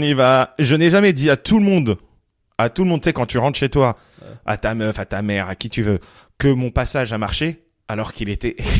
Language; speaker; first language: French; native; French